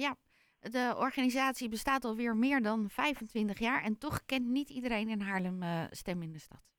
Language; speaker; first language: Dutch; native; Dutch